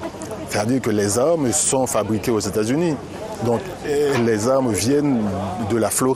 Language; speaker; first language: French; non-native, local second language; Haitian Creole